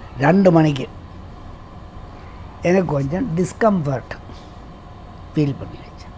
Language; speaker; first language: Tamil; non-native, local second language; Malayalam